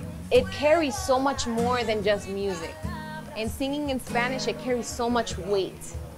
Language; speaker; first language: English; early bilingual, other home language; Spanish